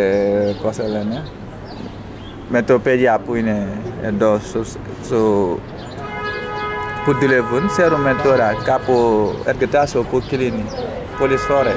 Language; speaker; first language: Greek; non-native, learner; Wolof